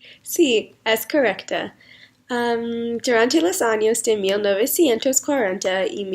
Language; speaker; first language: Spanish; non-native, learner; English